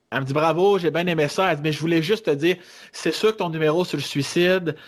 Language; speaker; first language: French; native; French